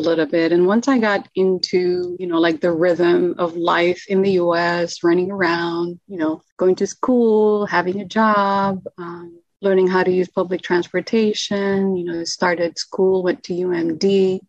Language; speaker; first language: English; non-native, fluent; Arabic